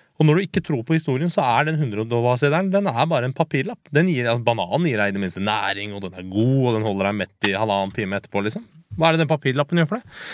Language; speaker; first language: Norwegian; early bilingual, other home language; Persian